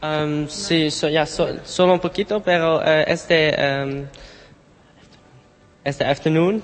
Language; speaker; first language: Spanish; non-native, learner; Dutch